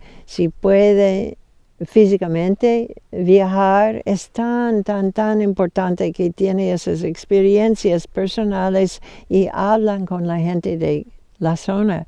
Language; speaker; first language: Spanish; non-native, fluent; English